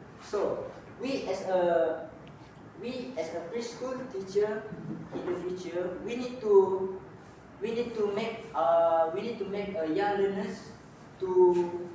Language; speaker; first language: English; non-native, local second language; Malay